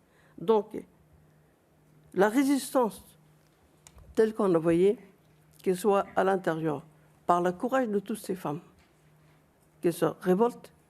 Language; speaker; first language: French; non-native, fluent; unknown